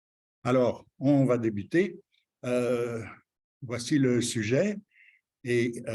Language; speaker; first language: French; native; French